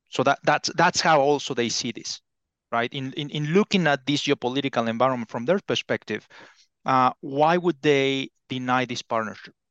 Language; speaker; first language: English; non-native, fluent; Spanish